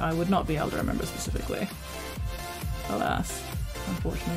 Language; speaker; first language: English; native; English